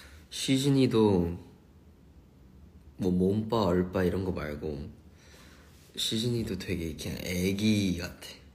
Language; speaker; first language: Korean; early bilingual, other home language; English